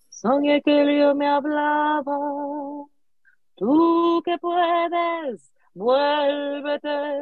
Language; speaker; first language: Spanish; early bilingual, heritage; Spanish